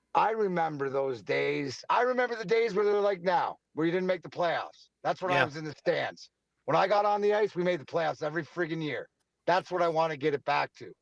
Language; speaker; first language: English; native; English